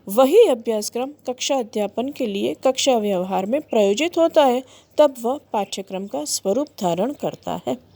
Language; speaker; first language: Hindi; non-native, local second language; Gujarati